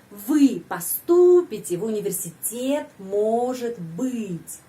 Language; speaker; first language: Russian; non-native, fluent; Indonesian